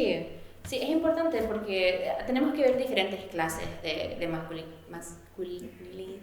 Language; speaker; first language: Spanish; early bilingual, heritage; Spanish